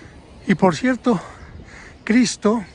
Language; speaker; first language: Spanish; native; Spanish